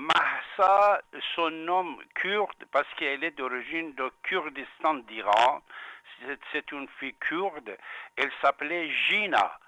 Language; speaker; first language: French; non-native, fluent; Persian